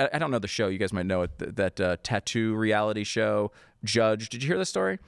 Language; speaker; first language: English; native; English